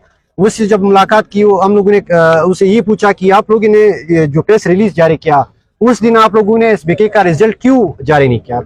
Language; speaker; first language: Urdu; non-native, local second language; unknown